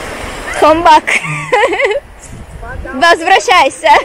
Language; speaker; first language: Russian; native; Russian